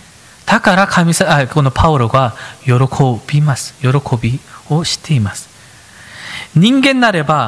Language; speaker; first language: Japanese; non-native, fluent; Korean